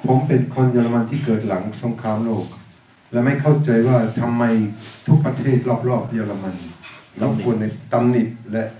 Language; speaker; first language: Thai; non-native, fluent; German